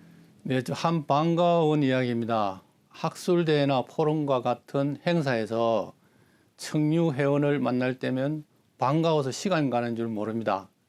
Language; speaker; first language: Korean; native; Korean